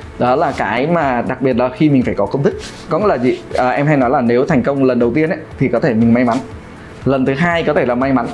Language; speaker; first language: Vietnamese; native; Vietnamese